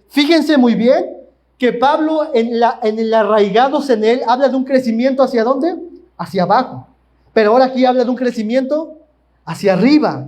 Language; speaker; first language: Spanish; native; Spanish